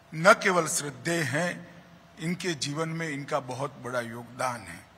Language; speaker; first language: Hindi; non-native, local second language; Gujarati